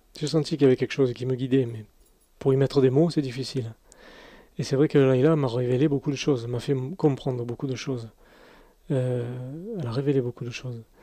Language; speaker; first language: French; native; French